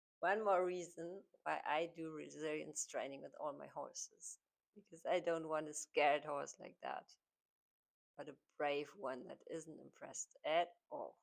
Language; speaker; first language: English; non-native, fluent; German